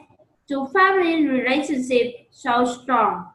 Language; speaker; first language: English; non-native, learner; Vietnamese